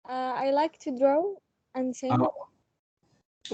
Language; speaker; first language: English; non-native, learner; Arabic